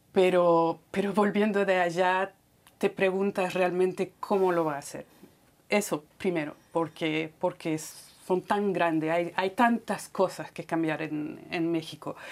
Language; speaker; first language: Spanish; non-native, fluent; French